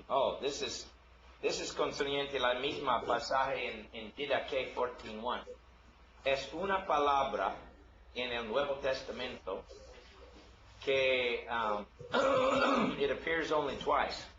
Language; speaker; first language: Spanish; non-native, learner; English